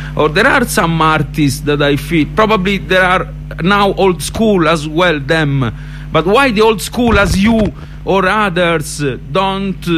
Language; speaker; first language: English; non-native, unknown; Italian